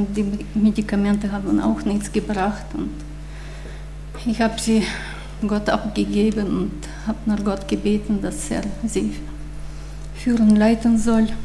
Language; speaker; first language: German; non-native, fluent; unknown